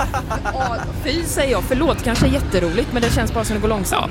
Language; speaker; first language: Swedish; native; Swedish